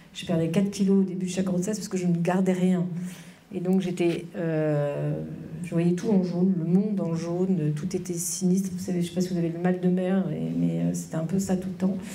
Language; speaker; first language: French; native; French